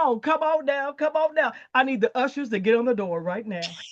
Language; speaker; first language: English; native; English